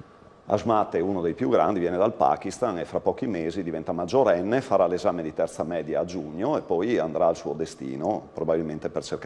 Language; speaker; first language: Italian; native; Italian